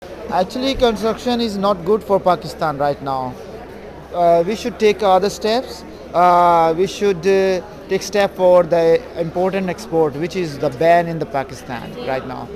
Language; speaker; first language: English; non-native, local second language; Urdu